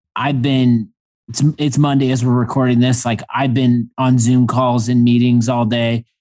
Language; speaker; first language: English; native; English